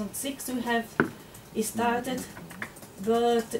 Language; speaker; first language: English; non-native, learner; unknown